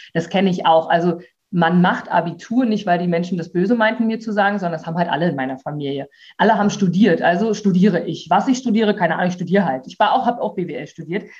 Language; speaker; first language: German; native; German